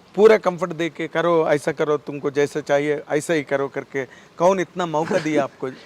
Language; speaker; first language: Hindi; non-native, local second language; Telugu